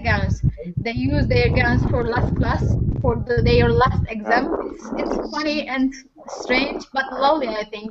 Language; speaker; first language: English; non-native, learner; Turkish